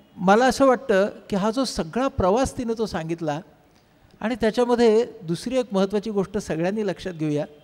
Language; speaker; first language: Marathi; native; Marathi